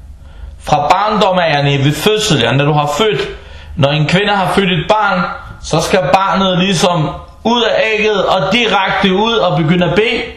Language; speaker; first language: Danish; early bilingual, other home language; Arabic